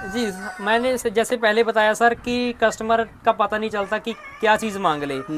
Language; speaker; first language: Hindi; native; Hindi